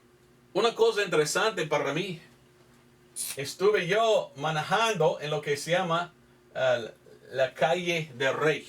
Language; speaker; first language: Spanish; non-native, fluent; English